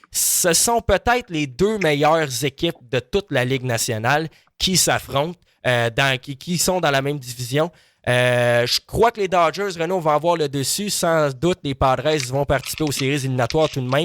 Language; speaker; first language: French; native; French